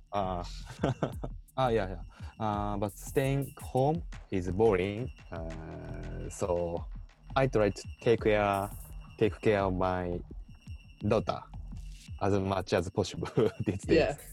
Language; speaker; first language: English; non-native, learner; Japanese